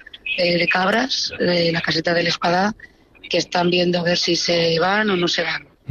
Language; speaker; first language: Spanish; native; Spanish